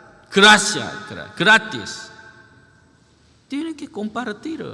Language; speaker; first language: Spanish; non-native, learner; Korean